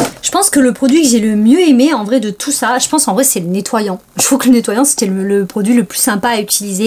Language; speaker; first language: French; native; French